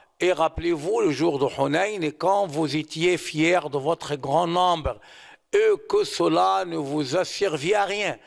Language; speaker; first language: French; non-native, fluent; Arabic